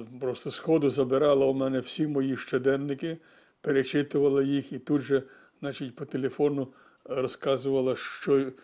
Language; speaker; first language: Ukrainian; native; Ukrainian